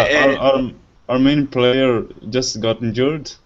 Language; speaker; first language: English; non-native, learner; Portuguese